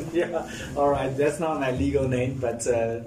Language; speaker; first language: English; non-native, fluent; Chinese